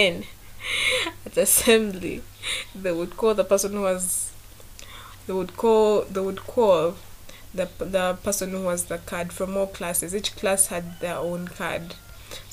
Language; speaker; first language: English; non-native, local second language; Ganda